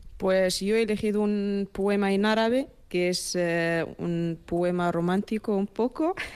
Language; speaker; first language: Spanish; non-native, fluent; Arabic